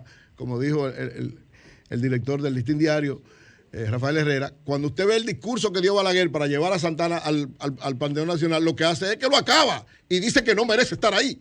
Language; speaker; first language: Spanish; native; Spanish